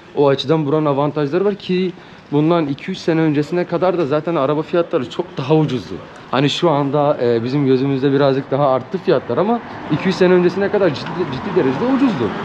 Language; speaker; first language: Turkish; native; Turkish